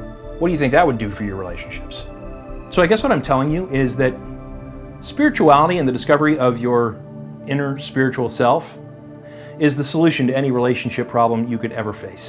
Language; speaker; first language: English; native; English